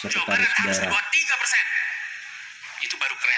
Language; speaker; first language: Indonesian; non-native, local second language; Sundanese